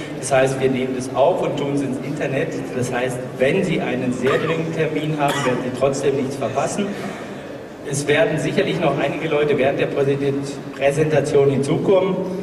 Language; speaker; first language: German; native; German